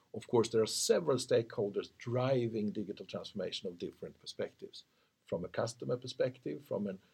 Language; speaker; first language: English; non-native, fluent; Swedish